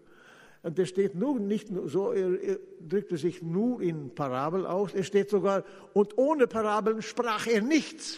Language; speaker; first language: German; non-native, fluent; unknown